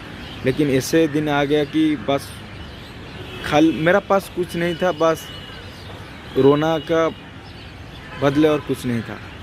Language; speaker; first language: Hindi; non-native, local second language; Odia